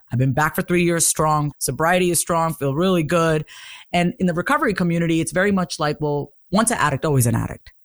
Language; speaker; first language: English; native; English